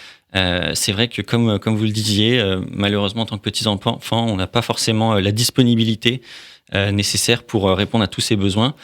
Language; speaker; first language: French; native; French